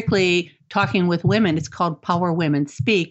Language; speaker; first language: English; native; English